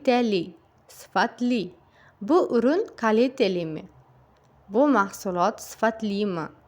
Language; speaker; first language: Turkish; non-native, fluent; Uzbek